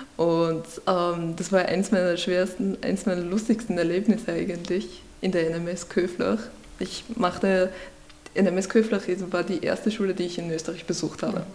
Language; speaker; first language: German; early bilingual, other home language; Persian